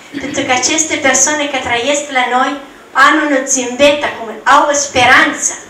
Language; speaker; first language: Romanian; non-native, learner; Italian